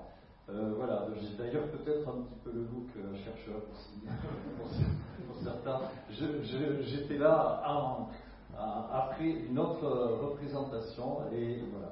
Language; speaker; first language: French; native; French